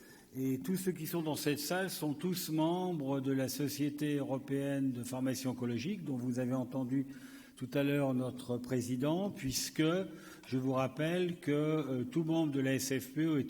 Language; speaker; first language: French; native; French